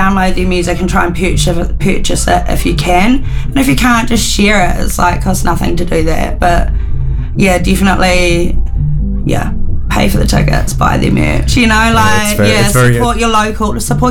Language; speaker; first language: English; native; English